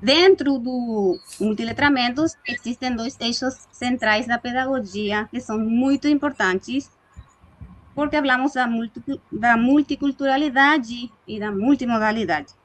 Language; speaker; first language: Portuguese; non-native, fluent; Spanish